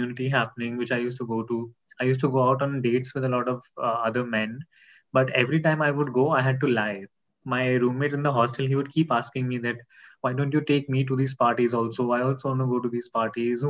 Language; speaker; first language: English; non-native, local second language; Hindi